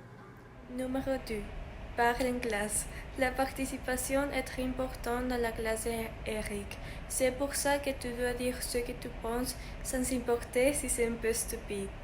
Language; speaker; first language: French; non-native, learner; Spanish